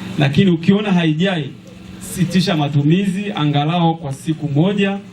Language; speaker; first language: Swahili; native; Swahili